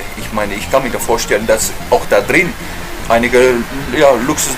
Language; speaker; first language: German; non-native, learner; English